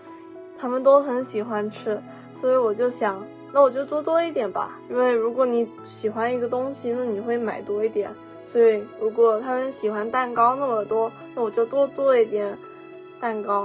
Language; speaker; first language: Chinese; early bilingual, heritage; Chinese